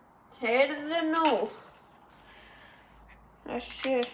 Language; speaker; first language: Icelandic; early bilingual, heritage; English